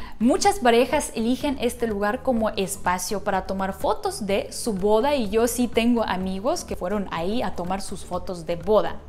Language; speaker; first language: Spanish; non-native, fluent; Ukrainian